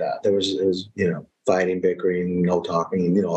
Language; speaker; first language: English; native; English